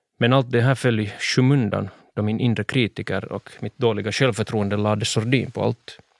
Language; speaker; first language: Swedish; native; Swedish